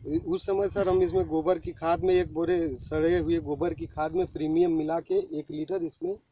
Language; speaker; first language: Hindi; native; Hindi